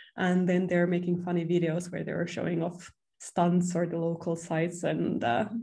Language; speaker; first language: English; non-native, fluent; Finnish